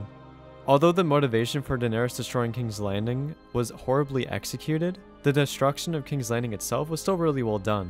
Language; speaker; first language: English; native; English